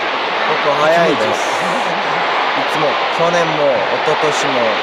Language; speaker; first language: Japanese; non-native, fluent; Korean